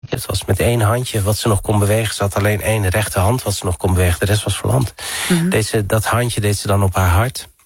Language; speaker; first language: Dutch; early bilingual, other home language; Arabic